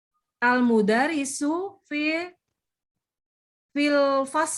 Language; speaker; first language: Arabic; non-native, learner; Indonesian